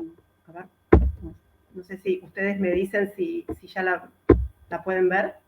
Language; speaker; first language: Spanish; native; Spanish